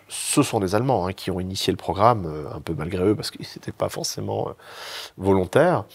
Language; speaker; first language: French; native; French